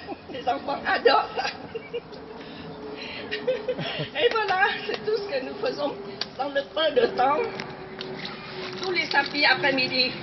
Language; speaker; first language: French; non-native, fluent; Vietnamese